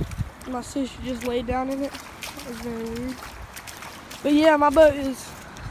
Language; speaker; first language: English; native; English